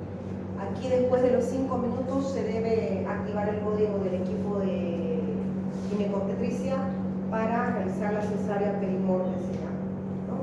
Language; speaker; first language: Spanish; native; Spanish